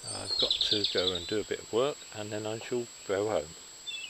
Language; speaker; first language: English; native; English